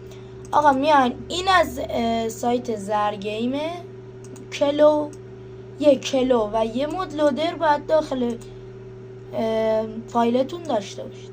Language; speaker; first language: Persian; native; Persian